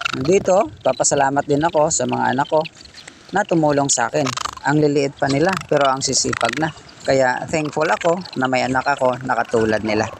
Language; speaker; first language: Filipino; non-native, local second language; Cebuano